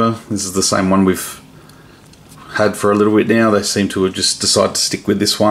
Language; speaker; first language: English; native; English